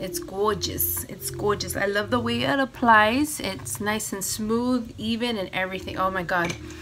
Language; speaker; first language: English; early bilingual, other home language; Spanish